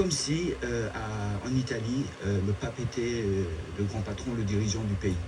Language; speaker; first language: French; early bilingual, other home language; Persian